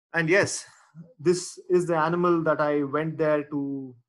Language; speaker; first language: English; non-native, local second language; Tamil